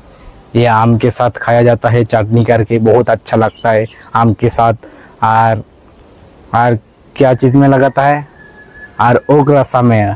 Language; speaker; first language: Hindi; non-native, local second language; Bangla